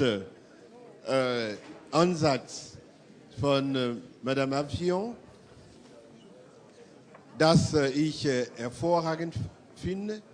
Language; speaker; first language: German; non-native, fluent; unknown